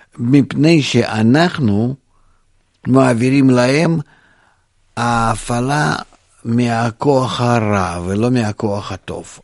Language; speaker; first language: Hebrew; non-native, fluent; Russian